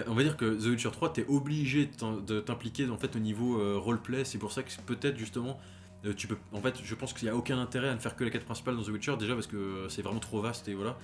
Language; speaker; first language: French; native; French